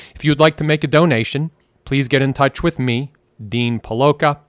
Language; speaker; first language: English; native; English